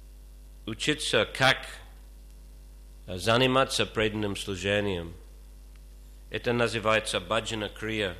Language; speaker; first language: Russian; non-native, fluent; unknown